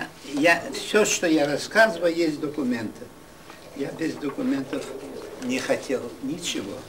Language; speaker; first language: Russian; non-native, local second language; Yiddish